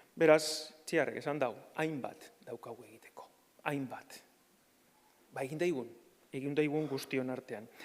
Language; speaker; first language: Basque; native; Basque